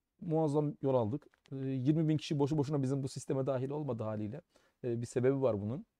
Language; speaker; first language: Turkish; early bilingual, heritage; German